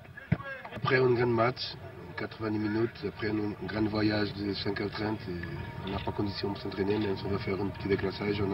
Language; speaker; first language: French; non-native, fluent; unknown